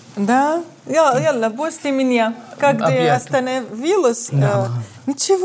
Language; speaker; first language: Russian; non-native, fluent; Arabic